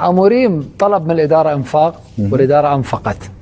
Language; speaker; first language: Arabic; native; Arabic